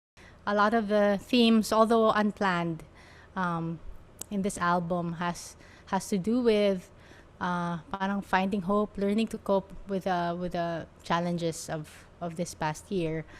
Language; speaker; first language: English; non-native, local second language; Filipino